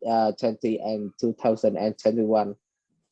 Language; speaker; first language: English; non-native, learner; Vietnamese